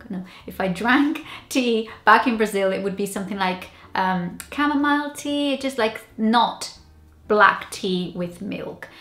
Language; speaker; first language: English; non-native, fluent; Portuguese